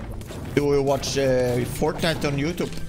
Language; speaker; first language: English; non-native, learner; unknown